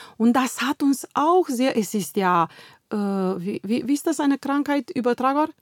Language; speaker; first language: German; non-native, fluent; Romanian